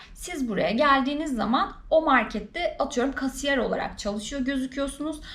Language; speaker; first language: Turkish; native; Turkish